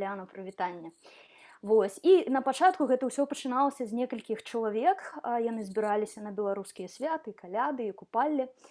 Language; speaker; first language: Belarusian; non-native, local second language; Russian